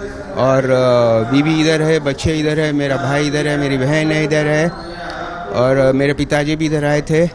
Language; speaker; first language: Hindi; non-native, local second language; Sindhi